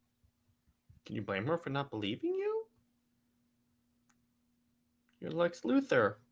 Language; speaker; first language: English; native; English